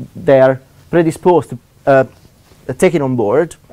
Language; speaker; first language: English; non-native, fluent; Italian